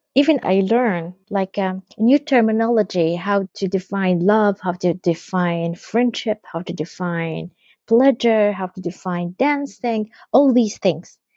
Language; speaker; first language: English; non-native, fluent; Arabic